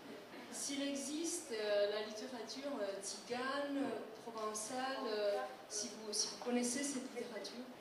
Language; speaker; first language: French; non-native, fluent; Czech